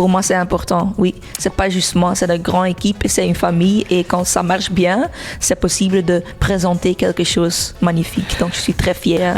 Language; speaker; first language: French; non-native, local second language; Dutch